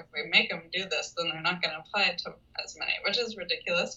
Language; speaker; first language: English; native; English